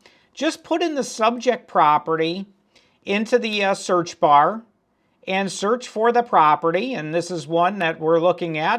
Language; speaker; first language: English; native; English